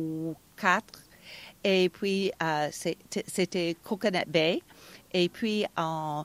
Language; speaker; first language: French; non-native, fluent; English